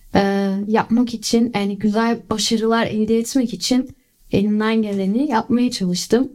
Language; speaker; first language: Turkish; early bilingual, other home language; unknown